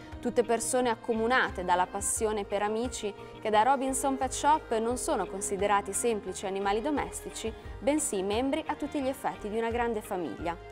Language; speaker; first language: Italian; native; Italian